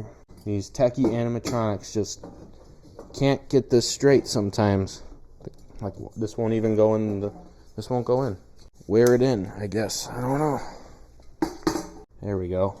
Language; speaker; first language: English; native; English